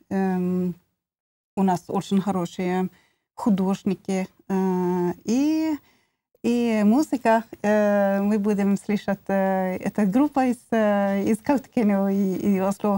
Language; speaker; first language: Russian; non-native, learner; Norwegian